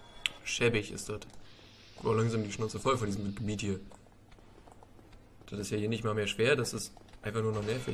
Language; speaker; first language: German; native; German